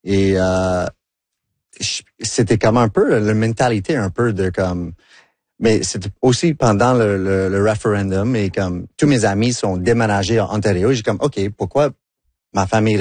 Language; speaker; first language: French; non-native, local second language; English